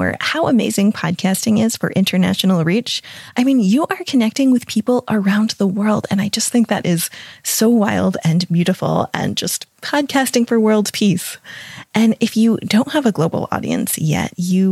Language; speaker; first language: English; native; English